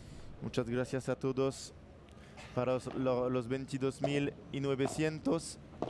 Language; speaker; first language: Spanish; non-native, learner; French